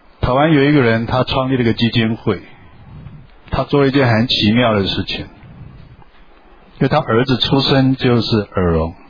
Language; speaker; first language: Chinese; non-native, local second language; Hakka Chinese